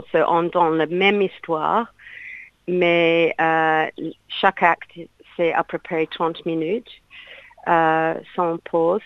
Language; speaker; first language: French; non-native, learner; English